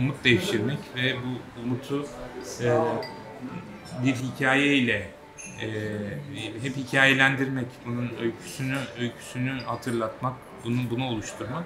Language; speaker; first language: Turkish; native; Turkish